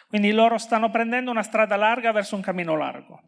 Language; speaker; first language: Italian; native; Italian